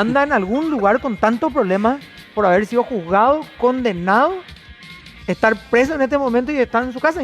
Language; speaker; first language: Spanish; native; Spanish